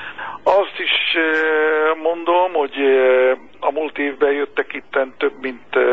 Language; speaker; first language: Hungarian; non-native, fluent; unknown